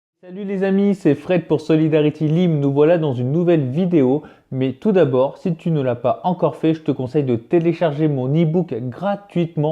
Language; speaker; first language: French; native; French